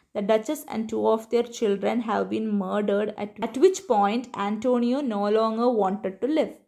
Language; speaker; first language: English; non-native, local second language; Malayalam